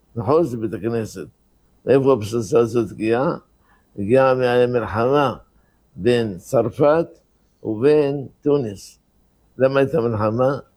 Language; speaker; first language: Hebrew; non-native, fluent; Arabic